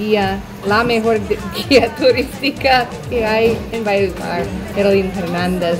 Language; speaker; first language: Spanish; non-native, fluent; English